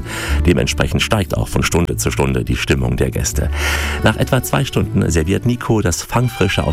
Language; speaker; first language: German; native; German